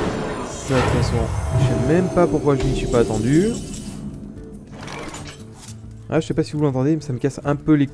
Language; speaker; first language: French; native; French